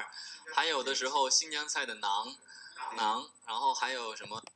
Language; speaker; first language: Chinese; non-native, fluent; Korean